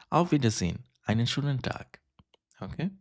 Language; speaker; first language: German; non-native, fluent; Bangla